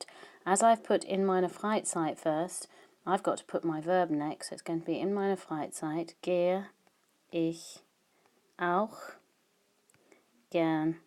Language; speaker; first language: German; non-native, fluent; English